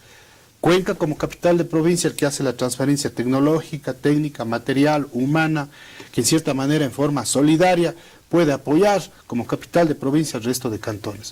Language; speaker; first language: Spanish; native; Spanish